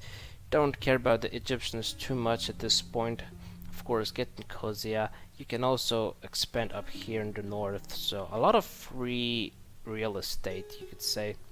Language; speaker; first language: English; non-native, fluent; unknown